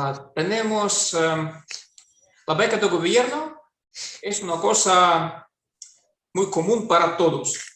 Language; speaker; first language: Spanish; non-native, fluent; Russian